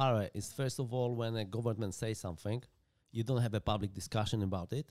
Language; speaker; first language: English; non-native, learner; Polish